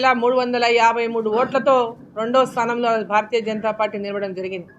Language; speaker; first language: Telugu; native; Telugu